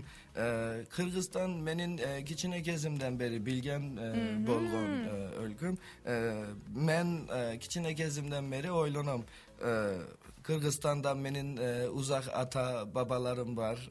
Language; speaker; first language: Kyrgyz; non-native, learner; Turkish